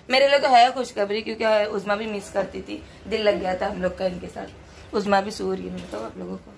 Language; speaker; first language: Hindi; native; Hindi